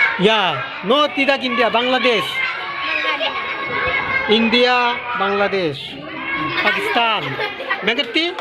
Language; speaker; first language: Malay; non-native, learner; Bangla